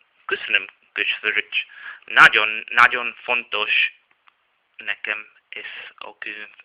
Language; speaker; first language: Hungarian; non-native, learner; Czech